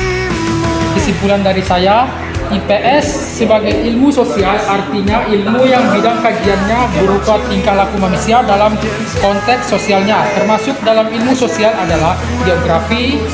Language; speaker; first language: Indonesian; non-native, local second language; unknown